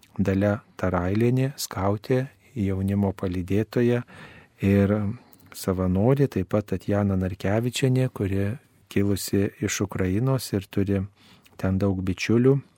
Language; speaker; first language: Lithuanian; native; Lithuanian